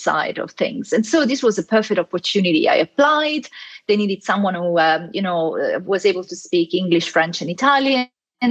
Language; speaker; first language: English; non-native, fluent; Italian